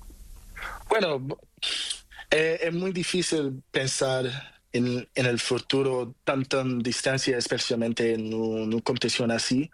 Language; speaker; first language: Spanish; non-native, learner; Portuguese